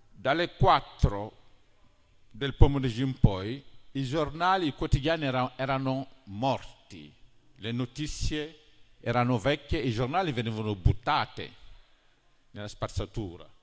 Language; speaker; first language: Italian; non-native, fluent; Wolof